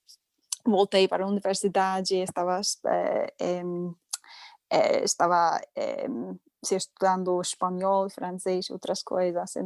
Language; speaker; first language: Portuguese; non-native, fluent; English